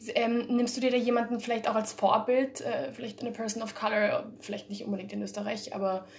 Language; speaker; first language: German; early bilingual, heritage; German